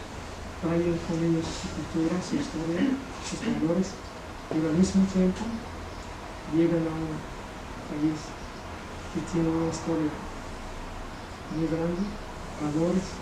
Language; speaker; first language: Spanish; non-native, fluent; Arabic